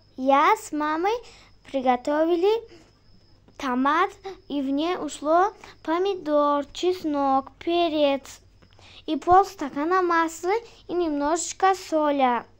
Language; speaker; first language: Russian; non-native, learner; Tajik